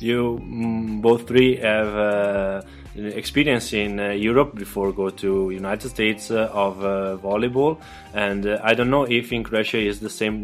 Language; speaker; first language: English; non-native, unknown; Italian